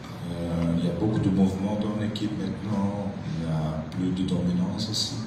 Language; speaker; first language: French; non-native, local second language; Dutch